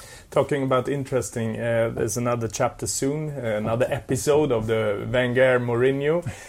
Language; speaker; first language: English; non-native, fluent; Swedish